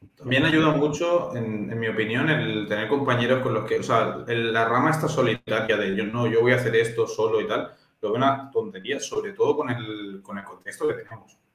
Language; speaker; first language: Spanish; native; Spanish